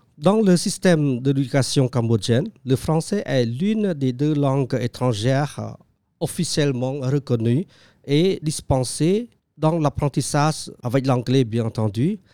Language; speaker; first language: French; non-native, fluent; Khmer